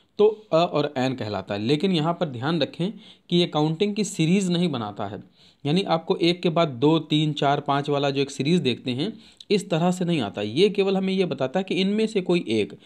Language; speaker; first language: Hindi; native; Hindi